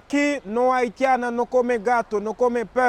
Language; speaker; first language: Spanish; non-native, learner; Haitian Creole